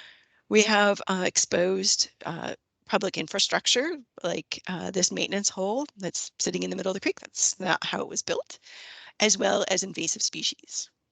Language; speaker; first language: English; native; English